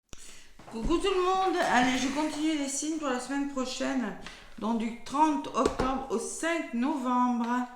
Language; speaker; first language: French; native; French